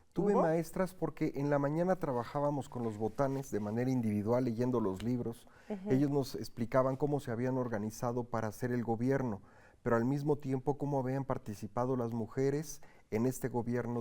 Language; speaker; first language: Spanish; native; Spanish